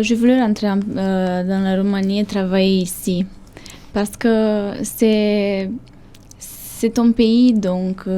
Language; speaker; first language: French; non-native, fluent; Romanian